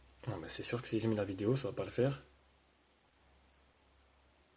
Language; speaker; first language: French; native; French